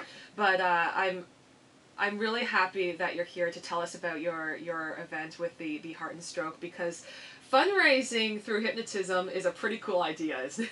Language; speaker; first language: English; native; English